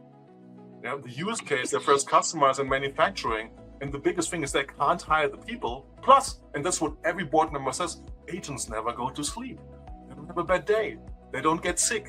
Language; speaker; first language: English; non-native, fluent; German